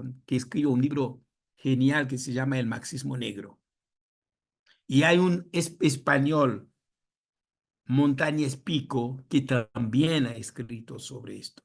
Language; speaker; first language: Spanish; non-native, fluent; Haitian Creole